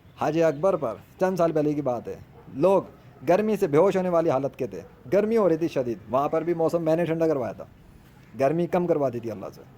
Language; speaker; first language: Urdu; native; Urdu